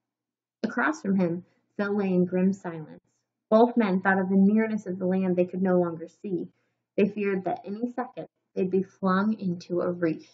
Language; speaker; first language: English; native; English